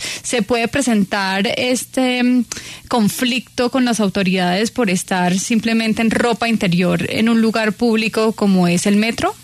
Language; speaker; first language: Spanish; native; Spanish